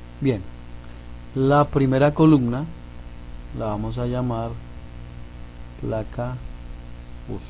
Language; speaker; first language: Spanish; native; Spanish